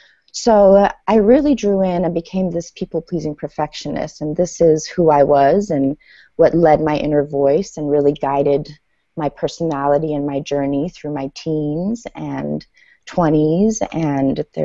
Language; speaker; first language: English; early bilingual, other home language; Persian